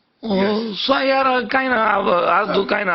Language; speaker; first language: German; non-native, learner; Urdu